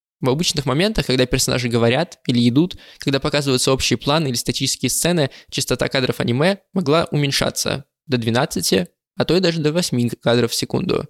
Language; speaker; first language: Russian; native; Russian